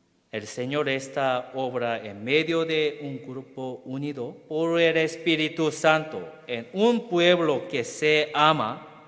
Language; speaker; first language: Spanish; non-native, learner; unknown